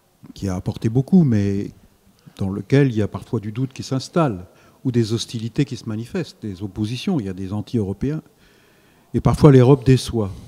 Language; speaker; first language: French; native; French